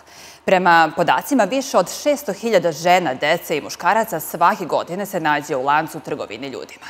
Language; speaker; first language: Serbian; native; Serbian